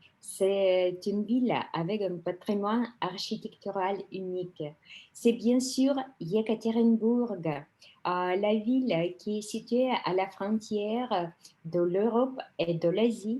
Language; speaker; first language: French; non-native, fluent; Russian